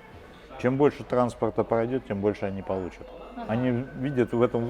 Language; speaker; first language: Russian; native; Russian